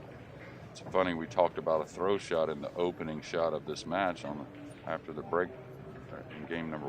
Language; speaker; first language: English; native; English